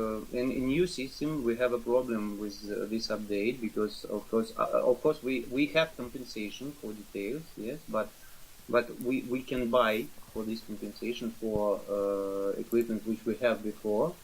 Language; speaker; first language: English; non-native, learner; Russian